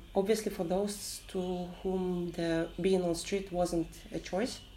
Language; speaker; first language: English; non-native, fluent; Russian